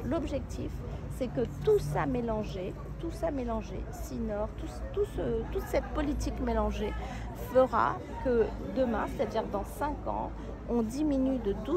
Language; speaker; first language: French; native; French